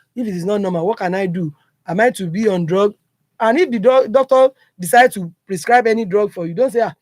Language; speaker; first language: English; non-native, local second language; Yoruba